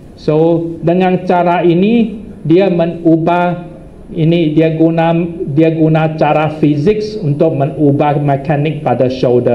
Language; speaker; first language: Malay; non-native, local second language; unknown